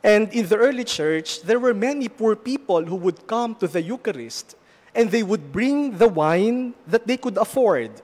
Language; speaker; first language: English; non-native, local second language; Filipino